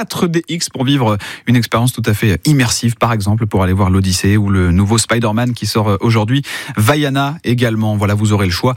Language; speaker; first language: French; native; French